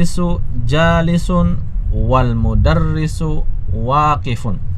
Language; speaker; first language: Arabic; non-native, fluent; Indonesian